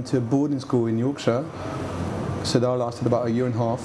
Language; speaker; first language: English; non-native, fluent; French